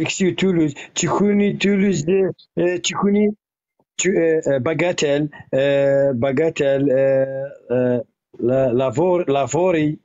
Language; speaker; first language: French; non-native, learner; Arabic